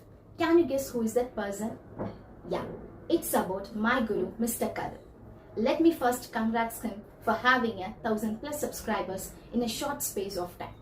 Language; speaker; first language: English; non-native, learner; Tamil